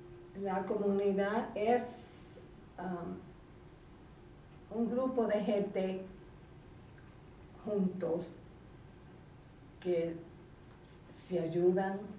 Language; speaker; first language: Spanish; early bilingual, heritage; Spanish